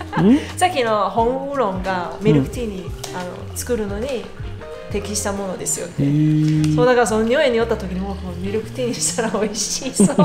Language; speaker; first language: Japanese; non-native, fluent; Chinese